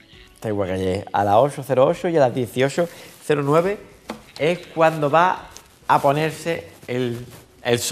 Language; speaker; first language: Spanish; native; Spanish